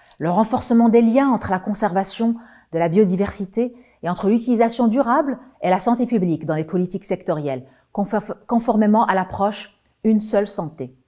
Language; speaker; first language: French; non-native, local second language; Arabic